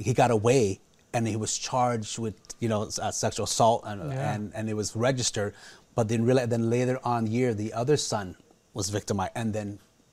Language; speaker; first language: English; non-native, fluent; Lao